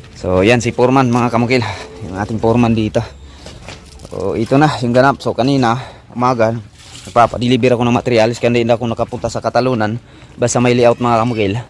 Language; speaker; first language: Filipino; non-native, local second language; Cebuano